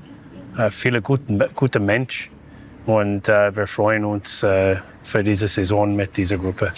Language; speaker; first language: German; non-native, learner; English